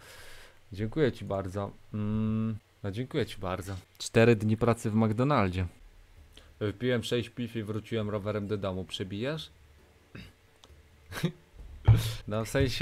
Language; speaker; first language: Polish; native; Polish